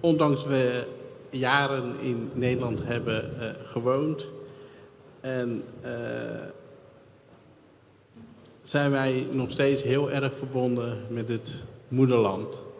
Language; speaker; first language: Dutch; early bilingual, other home language; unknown